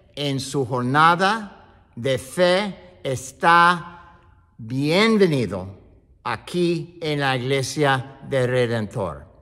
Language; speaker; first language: Spanish; non-native, learner; English